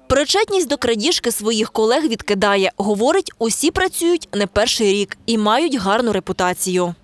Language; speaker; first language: Ukrainian; native; Ukrainian